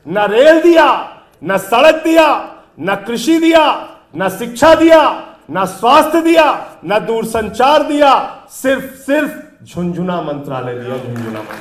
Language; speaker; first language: Hindi; native; Hindi